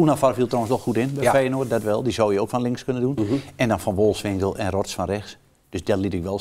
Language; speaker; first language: Dutch; native; Dutch